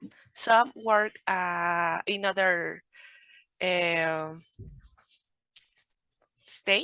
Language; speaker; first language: English; non-native, learner; Spanish